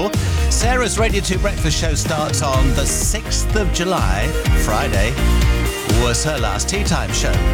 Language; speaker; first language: English; native; English